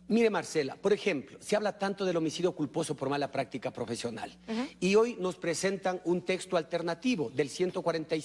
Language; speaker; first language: Spanish; native; Spanish